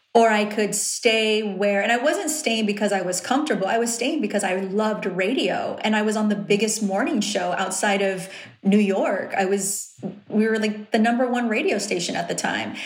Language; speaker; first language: English; native; English